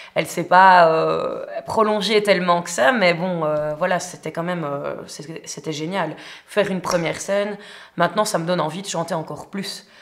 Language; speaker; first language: French; native; French